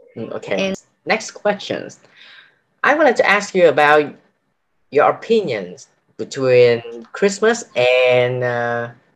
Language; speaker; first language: English; non-native, fluent; Vietnamese